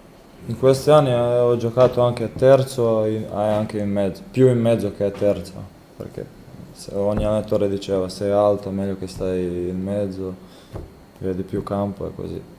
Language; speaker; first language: Italian; non-native, fluent; Croatian